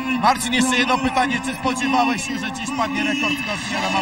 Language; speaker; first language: Polish; native; Polish